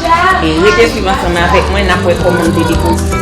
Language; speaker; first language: French; non-native, local second language; Haitian Creole